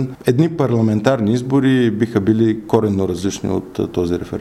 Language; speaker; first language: Bulgarian; native; Bulgarian